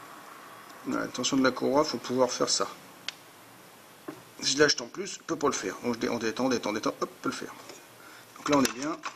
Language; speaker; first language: French; native; French